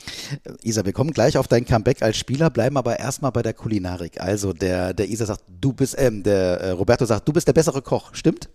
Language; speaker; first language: German; native; German